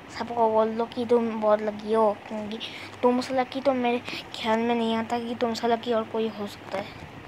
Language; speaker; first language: Hindi; non-native, local second language; Bangla